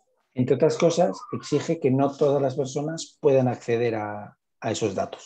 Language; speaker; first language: Spanish; native; Spanish